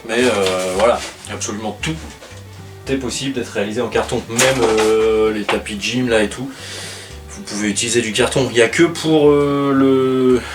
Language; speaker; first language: French; native; French